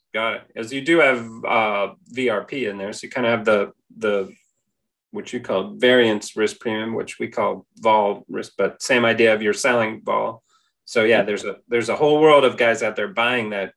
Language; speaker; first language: English; native; English